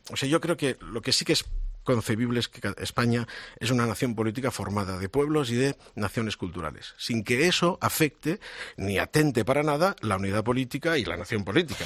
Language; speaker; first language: Spanish; non-native, local second language; Catalan